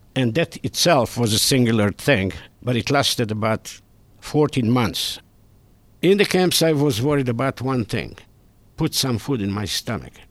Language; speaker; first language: English; non-native, fluent; Hungarian